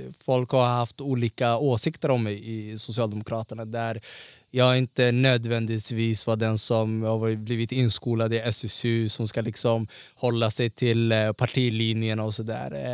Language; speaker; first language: Swedish; early bilingual, other home language; Somali